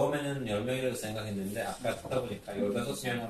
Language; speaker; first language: Turkish; native; Turkish